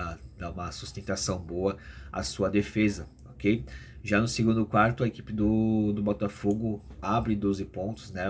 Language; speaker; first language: Portuguese; native; Portuguese